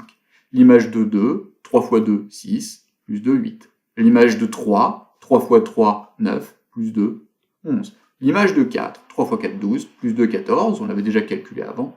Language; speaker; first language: French; native; French